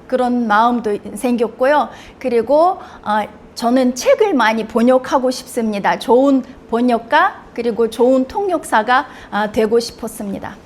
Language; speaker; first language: Korean; non-native, fluent; Russian